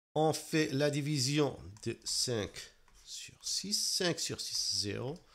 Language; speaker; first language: French; non-native, local second language; Arabic